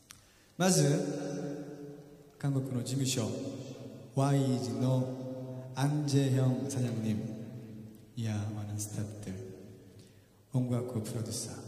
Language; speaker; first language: Japanese; non-native, fluent; Korean